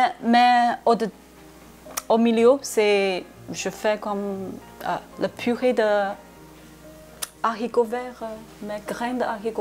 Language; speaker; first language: French; non-native, learner; Chinese